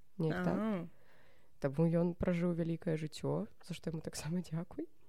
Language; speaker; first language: Belarusian; non-native, local second language; Russian